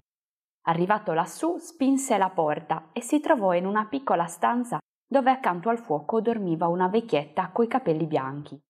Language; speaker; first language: Italian; native; Italian